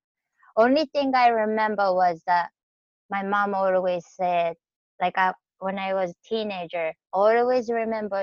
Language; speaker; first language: English; non-native, fluent; Japanese